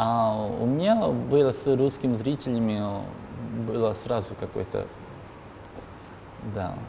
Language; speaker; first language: Russian; non-native, learner; Korean